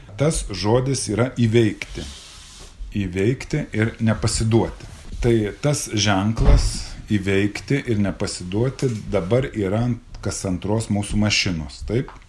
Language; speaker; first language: Lithuanian; native; Lithuanian